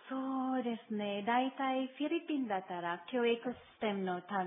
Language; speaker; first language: Japanese; non-native, learner; Filipino